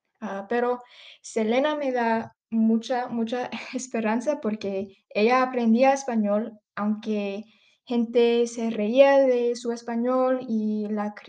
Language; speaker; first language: Spanish; early bilingual, heritage; English